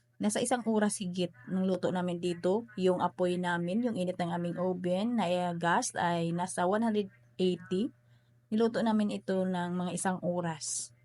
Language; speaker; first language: Filipino; non-native, local second language; Cebuano